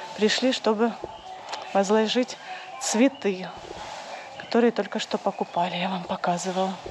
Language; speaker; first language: Russian; native; Russian